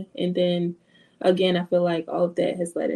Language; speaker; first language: English; native; English